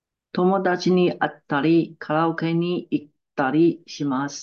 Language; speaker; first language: Japanese; non-native, learner; Chinese